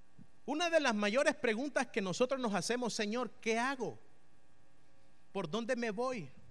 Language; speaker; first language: Spanish; native; Spanish